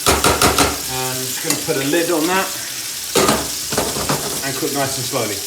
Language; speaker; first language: English; native; English